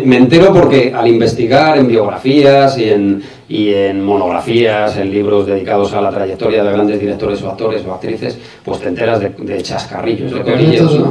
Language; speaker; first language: Spanish; native; Spanish